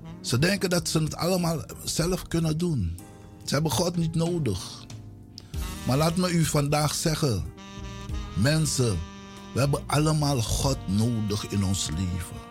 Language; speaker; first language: Dutch; non-native, local second language; Sranan Tongo